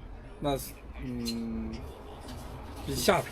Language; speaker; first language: Russian; non-native, learner; Chinese